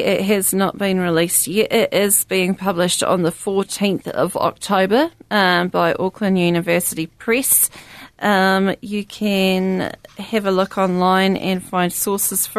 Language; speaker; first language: English; native; English